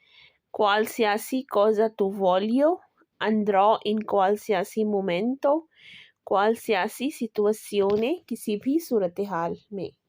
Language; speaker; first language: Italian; non-native, fluent; Urdu